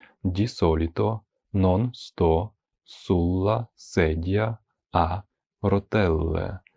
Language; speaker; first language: Italian; non-native, fluent; Ukrainian